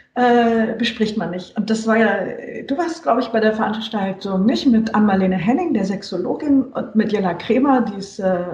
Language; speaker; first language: German; native; German